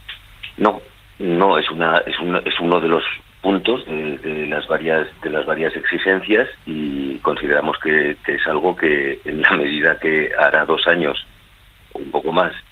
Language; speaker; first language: Spanish; native; Spanish